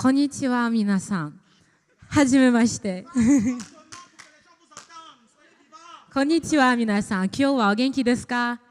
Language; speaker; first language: Japanese; non-native, learner; French